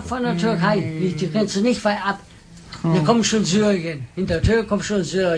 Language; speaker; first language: German; non-native, learner; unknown